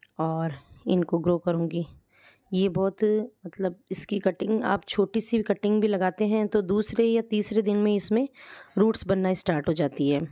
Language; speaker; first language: Hindi; native; Hindi